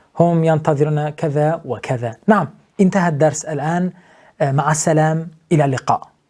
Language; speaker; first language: Arabic; non-native, fluent; Turkish